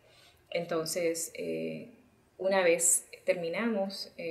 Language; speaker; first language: Spanish; early bilingual, heritage; Spanish